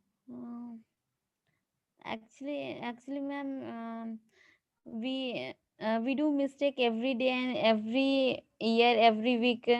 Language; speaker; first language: English; non-native, learner; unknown